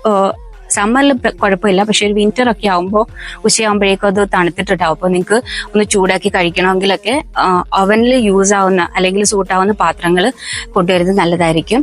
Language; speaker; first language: Malayalam; native; Malayalam